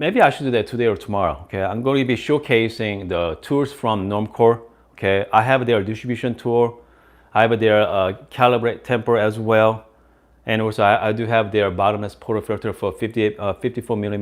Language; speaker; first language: English; non-native, fluent; Korean